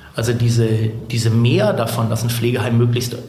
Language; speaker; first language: German; native; German